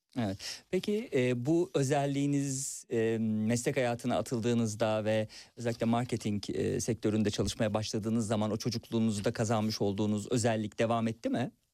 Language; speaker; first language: Turkish; native; Turkish